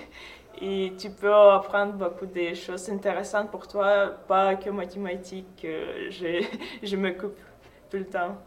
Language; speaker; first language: French; non-native, fluent; Russian